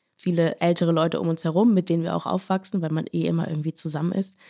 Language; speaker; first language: German; native; German